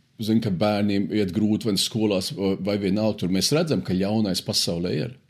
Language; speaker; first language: Latvian; early bilingual, heritage; Latvian